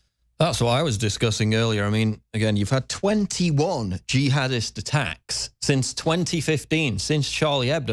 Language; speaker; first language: English; native; English